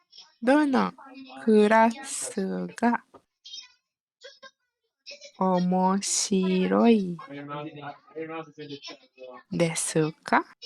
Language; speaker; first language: Japanese; non-native, learner; Malay